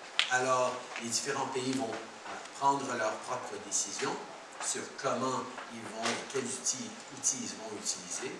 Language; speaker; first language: French; early bilingual, heritage; French